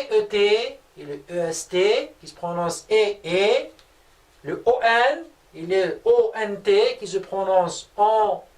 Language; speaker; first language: French; non-native, local second language; Arabic